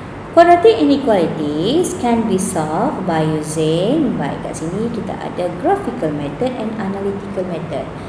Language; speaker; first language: English; non-native, local second language; Malay